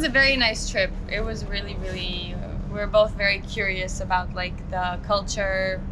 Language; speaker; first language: English; early bilingual, heritage; English